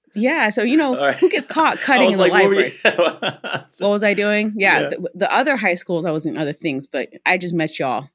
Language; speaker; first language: English; early bilingual, other home language; Spanish